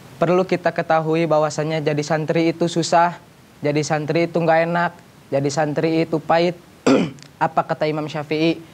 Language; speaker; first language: Indonesian; native; Indonesian